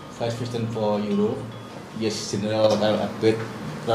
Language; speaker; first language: English; non-native, learner; Indonesian